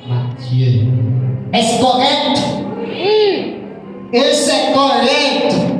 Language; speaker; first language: French; non-native, local second language; Haitian Creole